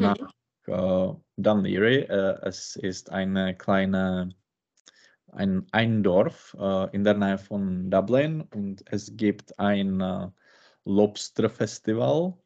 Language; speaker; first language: German; non-native, learner; Czech